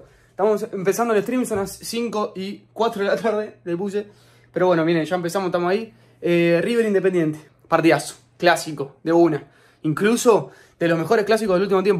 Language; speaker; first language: Spanish; native; Spanish